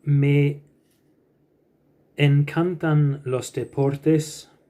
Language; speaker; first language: Spanish; non-native, fluent; English